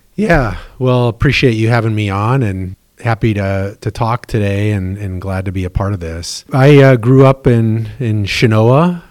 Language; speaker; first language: English; native; English